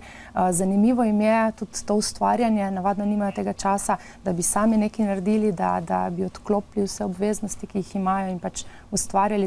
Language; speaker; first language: Slovenian; native; Slovenian